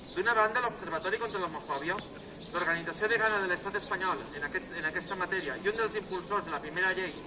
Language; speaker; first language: Catalan; native; Catalan